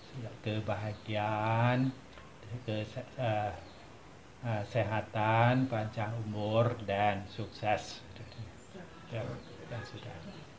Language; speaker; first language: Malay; non-native, learner; Thai